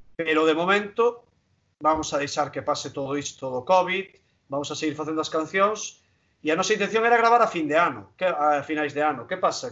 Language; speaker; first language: Galician; non-native, local second language; Spanish